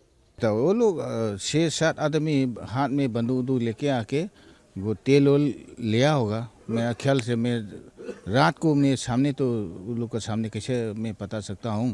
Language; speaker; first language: Hindi; non-native, local second language; Manipuri